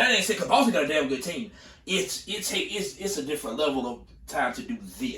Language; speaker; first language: English; native; English